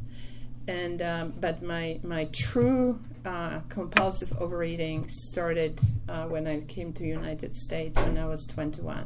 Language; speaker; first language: English; non-native, fluent; Polish